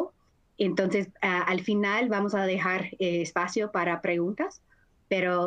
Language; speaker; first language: Spanish; non-native, fluent; English